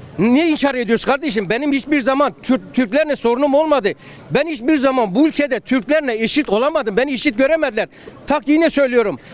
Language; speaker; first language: Turkish; non-native, local second language; Kurdish